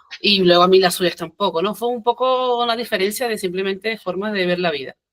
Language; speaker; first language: Spanish; native; Spanish